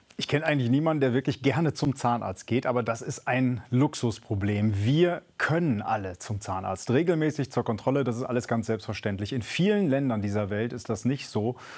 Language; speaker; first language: German; native; German